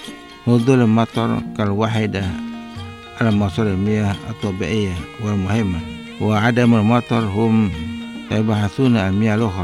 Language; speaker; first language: Arabic; non-native, learner; Indonesian